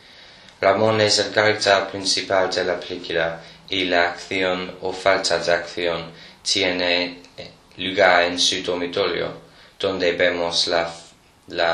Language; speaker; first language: Spanish; non-native, learner; English